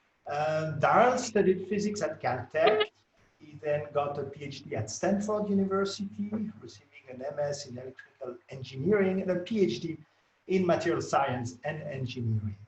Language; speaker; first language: English; non-native, fluent; French